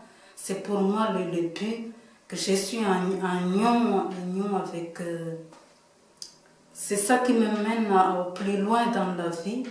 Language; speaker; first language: French; non-native, local second language; Malagasy